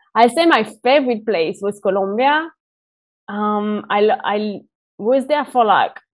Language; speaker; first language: English; non-native, fluent; French